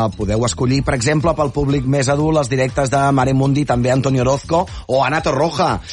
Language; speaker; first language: Catalan; native; Catalan